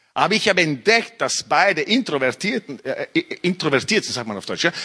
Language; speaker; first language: German; non-native, fluent; Italian